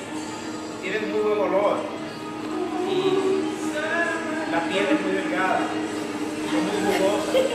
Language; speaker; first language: Spanish; native; Spanish